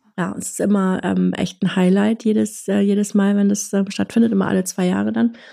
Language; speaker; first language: German; early bilingual, other home language; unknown